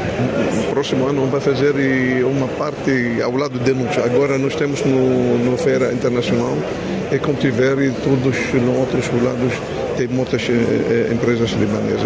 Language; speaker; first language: Portuguese; non-native, learner; Arabic